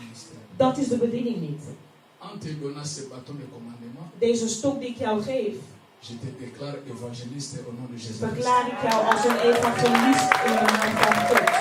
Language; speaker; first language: Dutch; non-native, fluent; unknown